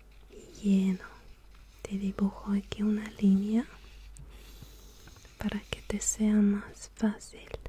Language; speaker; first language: Spanish; non-native, fluent; Russian